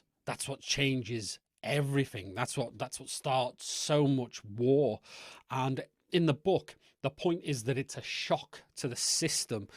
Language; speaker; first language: English; native; English